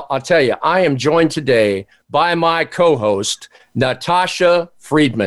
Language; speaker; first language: English; native; English